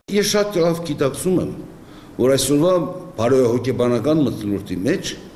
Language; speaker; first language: Armenian; native; Armenian